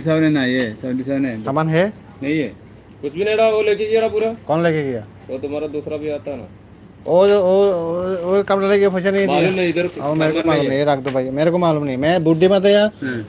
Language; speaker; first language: Hindi; non-native, learner; Bangla